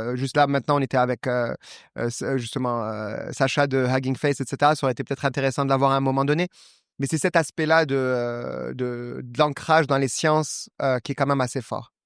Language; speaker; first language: French; non-native, local second language; Arabic